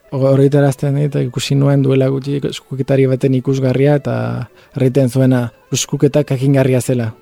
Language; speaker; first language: Basque; non-native, fluent; Spanish